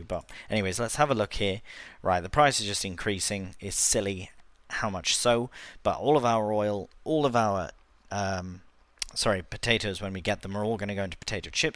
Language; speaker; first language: English; native; English